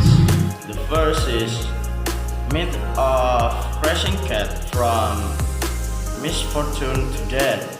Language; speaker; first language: English; non-native, learner; Indonesian